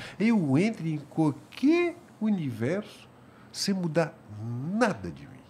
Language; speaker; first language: Portuguese; non-native, fluent; French